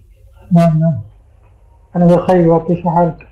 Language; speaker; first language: Arabic; non-native, learner; Bangla